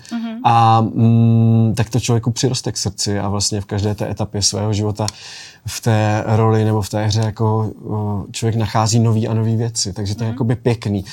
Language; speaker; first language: Czech; native; Czech